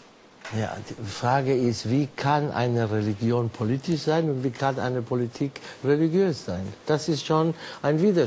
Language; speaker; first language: German; non-native, fluent; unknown